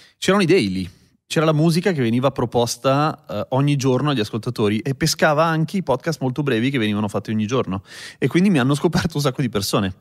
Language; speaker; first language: Italian; native; Italian